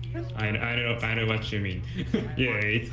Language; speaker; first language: English; non-native, learner; Japanese